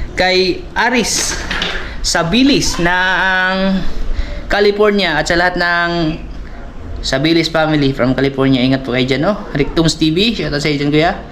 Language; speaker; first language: Filipino; non-native, local second language; Cebuano